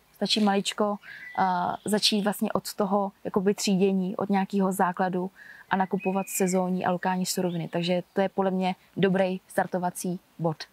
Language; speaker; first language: Czech; early bilingual, other home language; Vietnamese